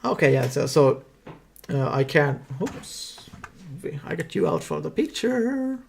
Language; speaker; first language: English; non-native, fluent; Finnish